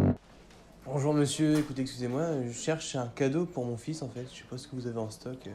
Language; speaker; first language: French; native; French